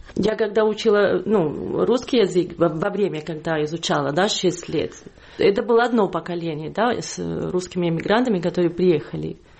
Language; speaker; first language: Russian; non-native, fluent; Catalan